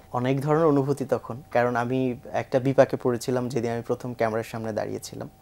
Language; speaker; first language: Bangla; native; Bangla